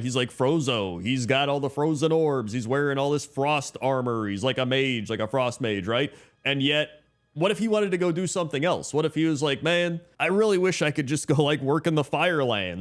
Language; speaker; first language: English; native; English